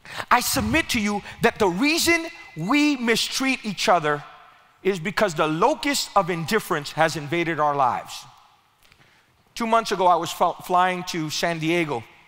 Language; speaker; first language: English; early bilingual, other home language; Spanish